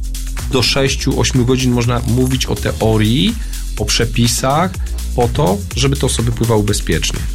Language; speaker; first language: Polish; native; Polish